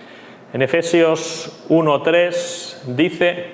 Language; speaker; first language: Spanish; native; Spanish